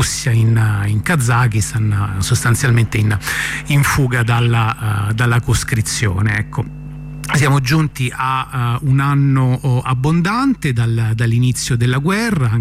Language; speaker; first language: Italian; native; Italian